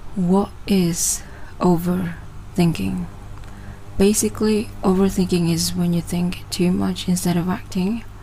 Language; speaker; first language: English; non-native, local second language; Malay